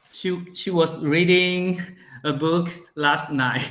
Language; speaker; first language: English; non-native, learner; Chinese